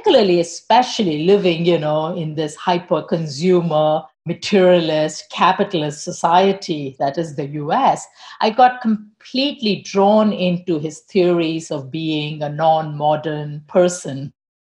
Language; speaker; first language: English; non-native, local second language; Tamil